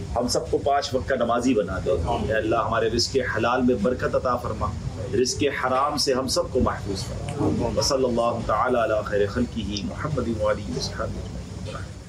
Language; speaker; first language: Urdu; native; Urdu